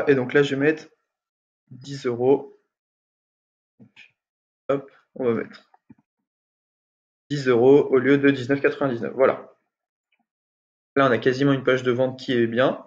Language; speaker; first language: French; native; French